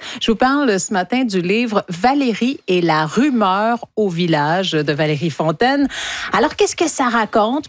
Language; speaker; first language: French; native; French